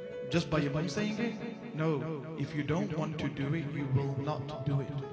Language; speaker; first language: English; early bilingual, other home language; Punjabi